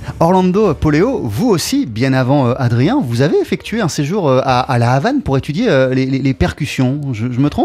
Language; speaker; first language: French; native; French